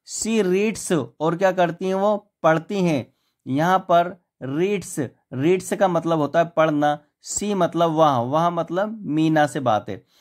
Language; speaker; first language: Hindi; native; Hindi